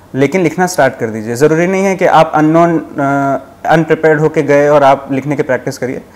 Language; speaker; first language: Hindi; native; Hindi